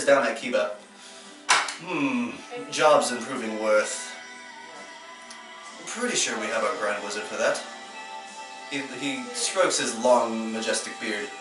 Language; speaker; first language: English; native; English